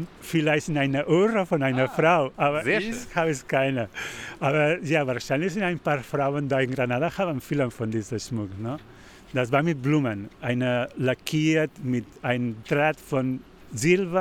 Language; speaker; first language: German; non-native, learner; Spanish